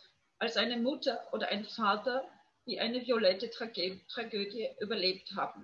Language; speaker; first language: German; non-native, fluent; Polish